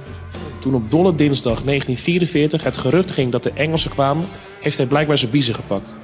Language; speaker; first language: Dutch; native; Dutch